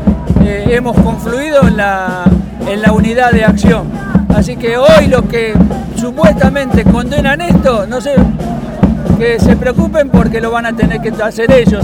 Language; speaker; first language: Spanish; native; Spanish